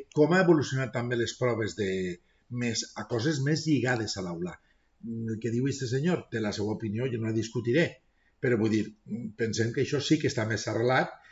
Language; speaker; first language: Catalan; non-native, local second language; Spanish